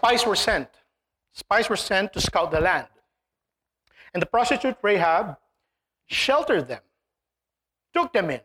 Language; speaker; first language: English; non-native, local second language; Filipino